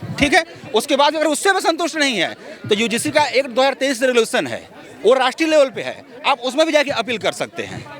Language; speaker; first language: Hindi; native; Hindi